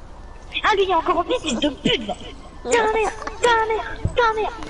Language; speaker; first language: French; native; French